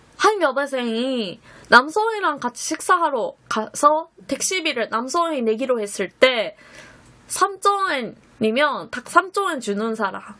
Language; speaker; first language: Korean; non-native, fluent; Japanese